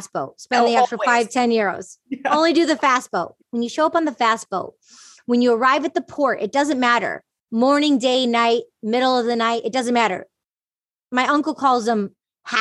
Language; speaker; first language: English; native; English